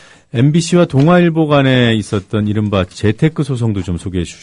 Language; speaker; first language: Korean; native; Korean